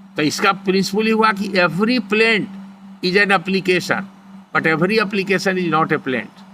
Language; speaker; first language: Hindi; native; Hindi